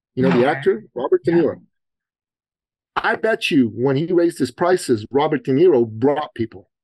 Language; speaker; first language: English; early bilingual, other home language; Persian